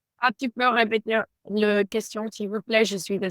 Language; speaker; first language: French; non-native, learner; Spanish